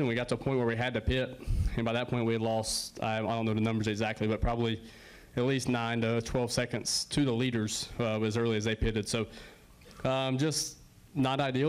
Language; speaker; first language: English; native; English